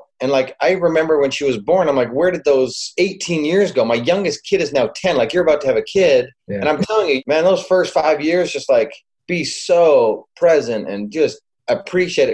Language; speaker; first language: English; native; English